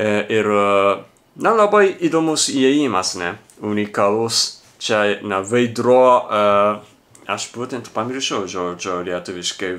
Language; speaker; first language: Lithuanian; non-native, learner; Japanese